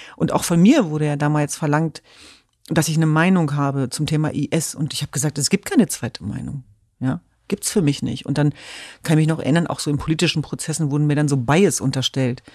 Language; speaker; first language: German; early bilingual, other home language; Kurdish